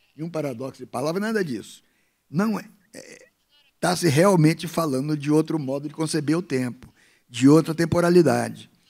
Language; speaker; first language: Portuguese; native; Portuguese